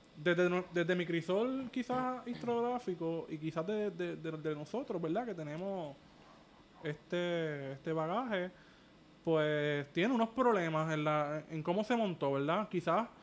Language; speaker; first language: Spanish; native; Spanish